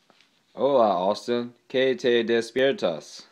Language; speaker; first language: Spanish; non-native, learner; English